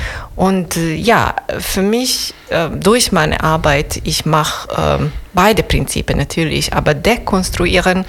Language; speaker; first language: German; non-native, fluent; Italian